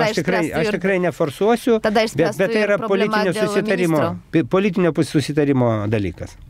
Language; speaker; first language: Lithuanian; native; Lithuanian